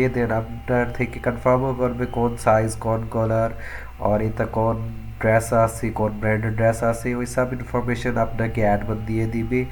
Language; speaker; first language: Bangla; non-native, fluent; Urdu